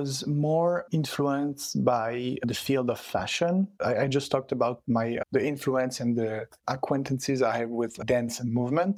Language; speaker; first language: English; non-native, fluent; French